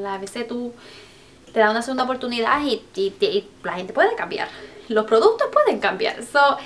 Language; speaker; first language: Spanish; early bilingual, heritage; Spanish